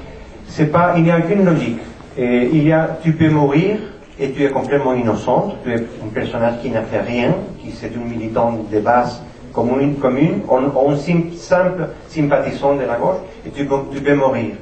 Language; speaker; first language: French; non-native, fluent; Spanish